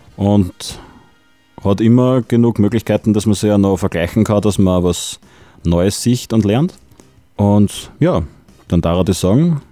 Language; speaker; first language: German; native; German